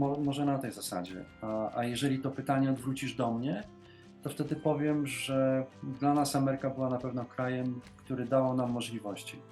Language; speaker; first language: Polish; native; Polish